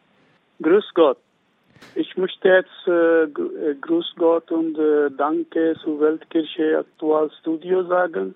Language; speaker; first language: German; non-native, learner; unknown